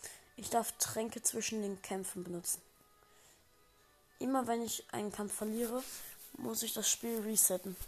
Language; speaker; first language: German; native; German